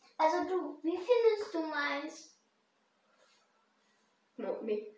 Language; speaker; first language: German; early bilingual, other home language; Russian